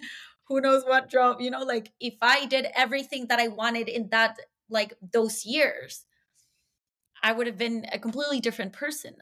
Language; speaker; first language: English; non-native, fluent; Spanish